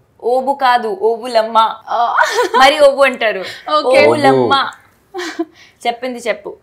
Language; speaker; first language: Telugu; non-native, fluent; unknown